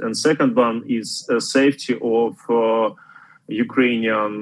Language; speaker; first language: English; non-native, fluent; Ukrainian